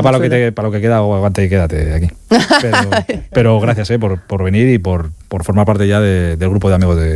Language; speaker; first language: Spanish; native; Spanish